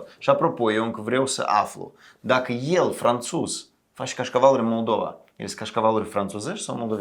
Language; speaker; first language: Romanian; native; Romanian